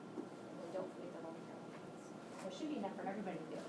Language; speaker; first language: English; native; English